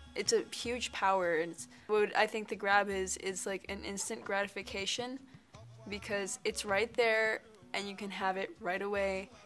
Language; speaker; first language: English; native; English